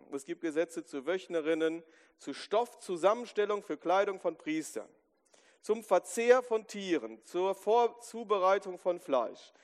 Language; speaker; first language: German; native; German